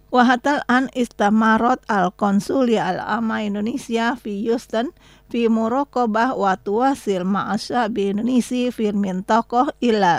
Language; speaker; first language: Arabic; non-native, fluent; Indonesian